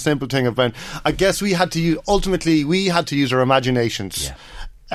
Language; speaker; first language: English; native; English